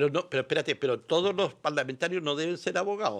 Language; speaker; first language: Spanish; native; Spanish